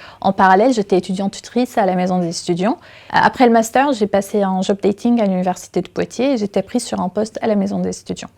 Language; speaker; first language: French; non-native, fluent; Arabic